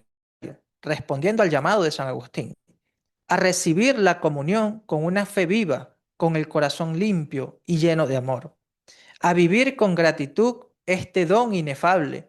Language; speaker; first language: Spanish; native; Spanish